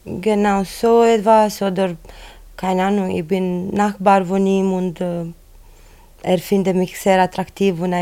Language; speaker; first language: German; non-native, learner; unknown